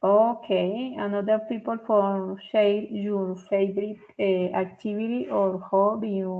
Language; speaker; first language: English; non-native, fluent; Spanish